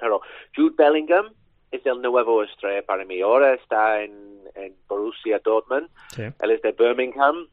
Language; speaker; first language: Spanish; non-native, learner; English